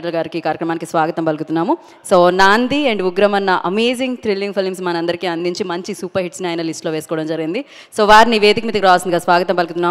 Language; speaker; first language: Telugu; native; Telugu